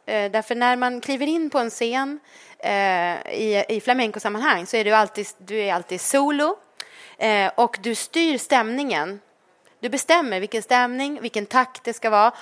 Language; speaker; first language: Swedish; native; Swedish